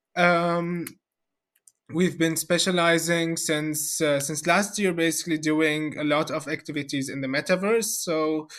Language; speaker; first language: English; non-native, fluent; Arabic